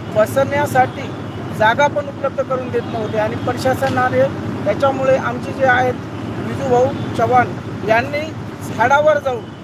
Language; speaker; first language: Marathi; non-native, local second language; Lambadi